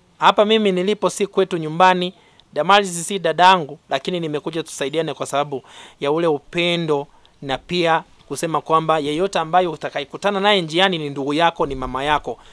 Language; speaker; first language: Swahili; non-native, local second language; Gusii